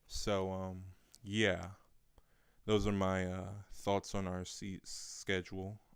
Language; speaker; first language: English; native; English